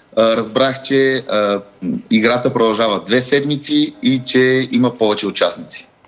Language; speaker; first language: Bulgarian; early bilingual, heritage; Bulgarian